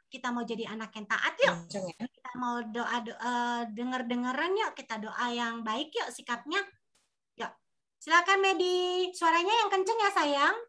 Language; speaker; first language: Indonesian; native; Indonesian